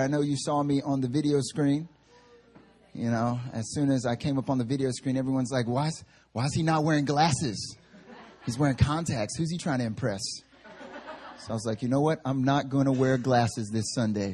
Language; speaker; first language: English; native; English